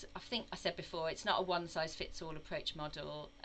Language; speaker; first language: English; native; English